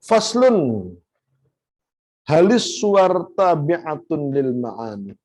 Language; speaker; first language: Arabic; non-native, fluent; Javanese